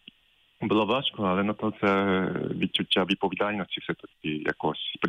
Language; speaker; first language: Ukrainian; non-native, fluent; Japanese